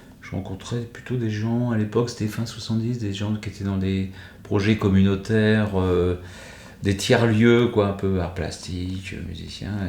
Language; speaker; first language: French; native; French